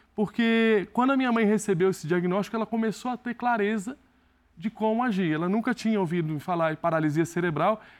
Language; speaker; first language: Portuguese; native; Portuguese